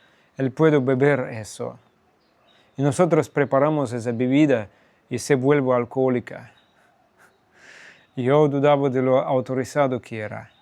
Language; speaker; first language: Spanish; non-native, fluent; Russian